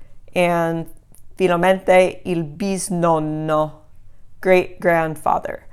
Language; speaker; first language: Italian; non-native, fluent; English